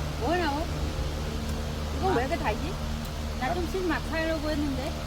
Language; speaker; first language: Korean; non-native, learner; Vietnamese